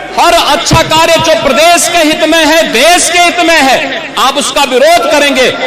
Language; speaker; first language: Hindi; native; Hindi